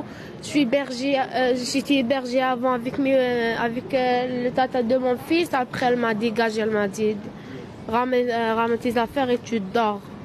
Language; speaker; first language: French; non-native, learner; Arabic